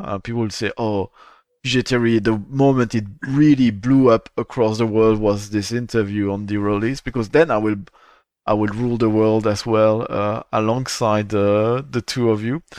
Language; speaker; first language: English; non-native, fluent; French